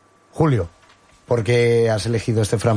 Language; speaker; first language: Spanish; native; Spanish